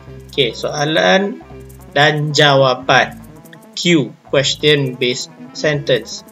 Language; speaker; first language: English; non-native, local second language; Malay